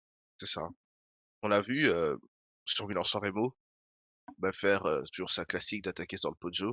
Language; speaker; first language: French; native; French